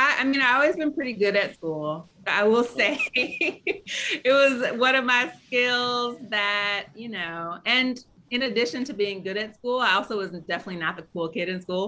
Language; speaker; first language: English; native; English